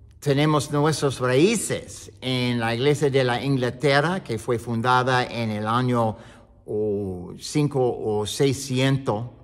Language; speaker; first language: Spanish; non-native, learner; English